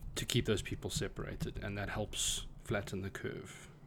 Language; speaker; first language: English; native; English